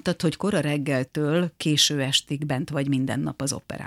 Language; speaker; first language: Hungarian; native; Hungarian